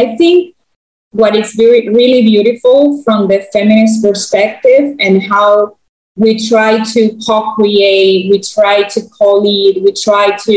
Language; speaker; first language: English; non-native, fluent; Spanish